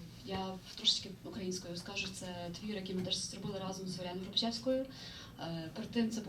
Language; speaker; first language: Ukrainian; native; Ukrainian